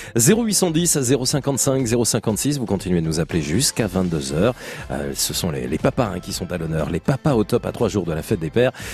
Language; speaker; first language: French; native; French